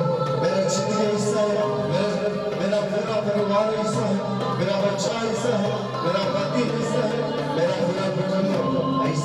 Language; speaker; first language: Hindi; non-native, local second language; Telugu